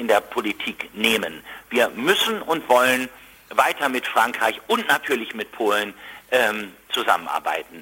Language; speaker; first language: German; native; German